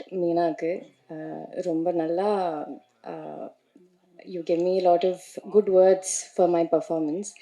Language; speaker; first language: Tamil; non-native, learner; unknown